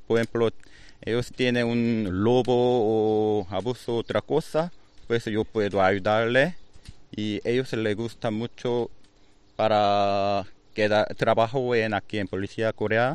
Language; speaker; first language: Spanish; non-native, learner; Korean